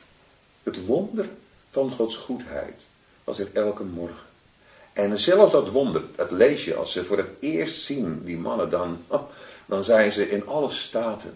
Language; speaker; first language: Dutch; native; Dutch